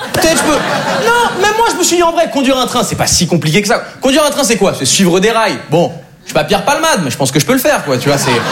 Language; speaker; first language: French; native; French